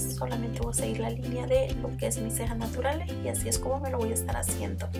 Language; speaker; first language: Spanish; native; Spanish